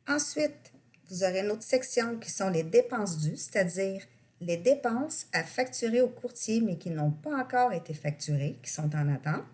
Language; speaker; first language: French; native; French